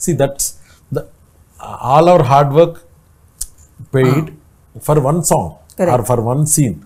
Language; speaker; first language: Telugu; native; Telugu